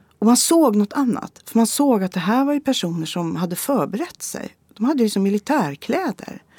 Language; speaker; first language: Swedish; native; Swedish